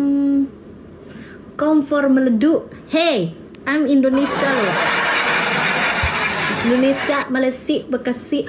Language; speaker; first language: English; non-native, learner; Indonesian